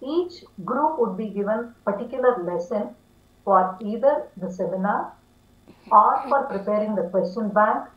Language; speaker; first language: English; non-native, local second language; Tamil